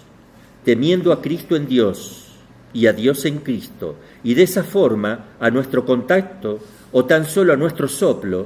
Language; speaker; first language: Spanish; native; Spanish